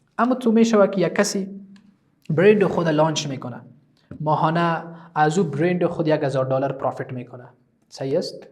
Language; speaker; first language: Persian; native; Persian